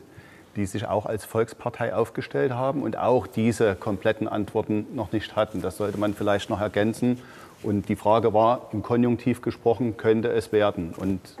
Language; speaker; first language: German; native; German